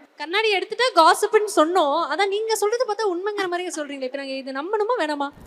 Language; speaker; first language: Tamil; native; Tamil